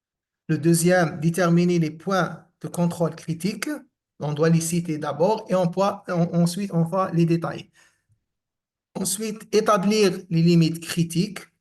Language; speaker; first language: French; non-native, local second language; Arabic